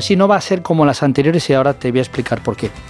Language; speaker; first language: Spanish; native; Spanish